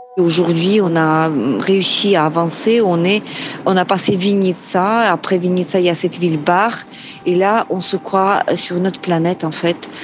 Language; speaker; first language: French; non-native, fluent; Ukrainian